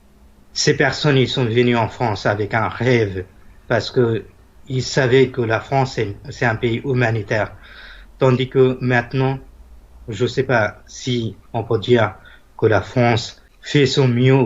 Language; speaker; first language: French; non-native, fluent; Bangla